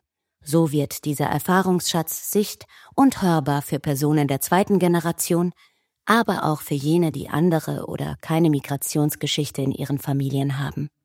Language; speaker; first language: German; native; German